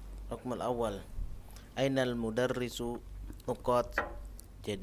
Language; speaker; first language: Arabic; non-native, learner; Indonesian